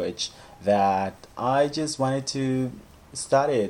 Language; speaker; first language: English; non-native, fluent; Spanish